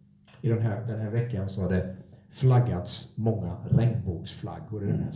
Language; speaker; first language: Swedish; non-native, fluent; English